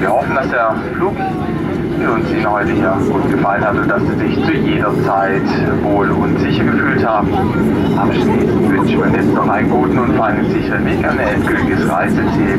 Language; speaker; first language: German; native; German